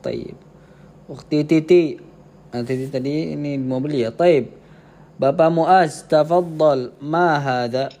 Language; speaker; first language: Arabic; non-native, fluent; Indonesian